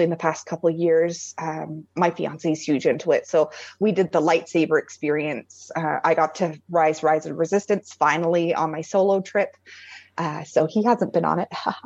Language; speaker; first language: English; native; English